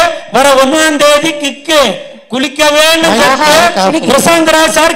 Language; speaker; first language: Tamil; native; Tamil